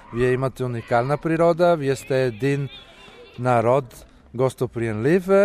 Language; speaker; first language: Bulgarian; non-native, fluent; Italian